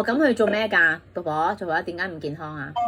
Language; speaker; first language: Cantonese; native; Cantonese